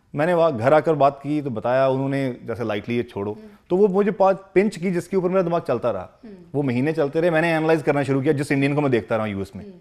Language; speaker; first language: Hindi; non-native, local second language; Punjabi